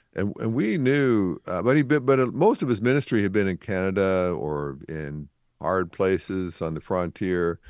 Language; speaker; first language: English; native; English